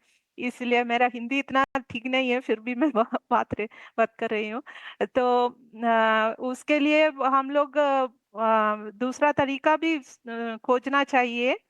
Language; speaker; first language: Hindi; non-native, local second language; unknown